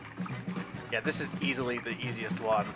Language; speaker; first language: English; native; English